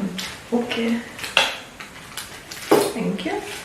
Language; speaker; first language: English; non-native, fluent; Albanian